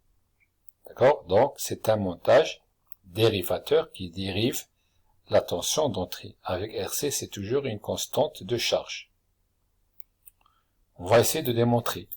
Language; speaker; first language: French; non-native, local second language; Arabic